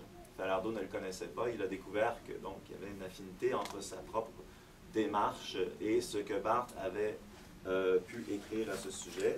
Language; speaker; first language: French; native; French